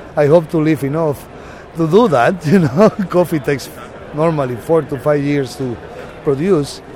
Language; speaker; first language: English; non-native, fluent; Spanish